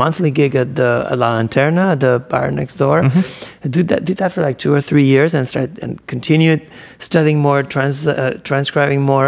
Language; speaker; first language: English; non-native, fluent; Spanish